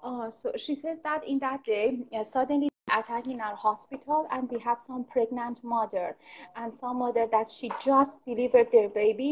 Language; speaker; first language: English; non-native, fluent; Persian